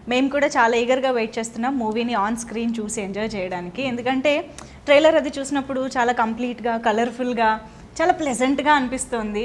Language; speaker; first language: Telugu; native; Telugu